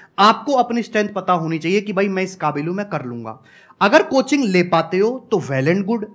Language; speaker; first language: Hindi; native; Hindi